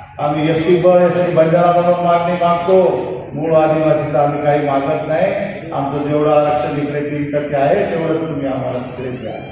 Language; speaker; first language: Marathi; non-native, local second language; Lambadi